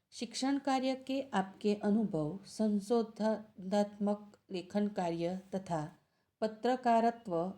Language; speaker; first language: Hindi; non-native, local second language; Gujarati